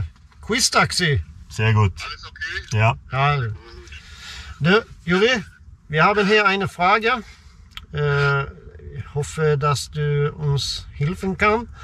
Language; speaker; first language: German; non-native, learner; Swedish